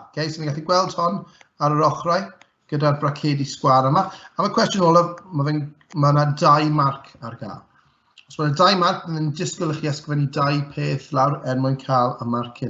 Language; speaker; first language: Welsh; native; Welsh